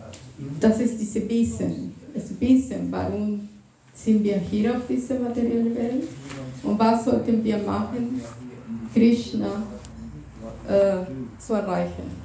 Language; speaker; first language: German; non-native, fluent; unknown